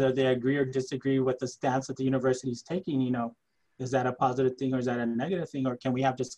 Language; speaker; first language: English; early bilingual, other home language; Spanish